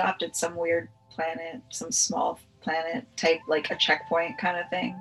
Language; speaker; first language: English; native; English